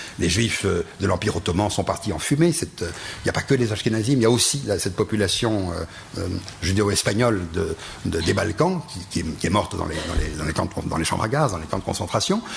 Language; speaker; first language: French; non-native, local second language; Ladino